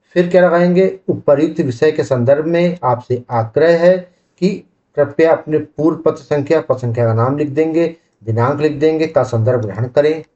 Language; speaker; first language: Hindi; native; Hindi